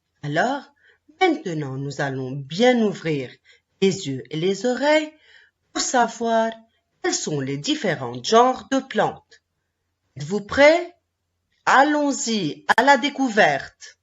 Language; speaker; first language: French; non-native, local second language; Arabic